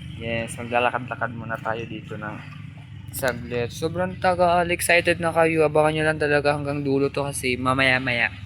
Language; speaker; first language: Filipino; non-native, local second language; Cebuano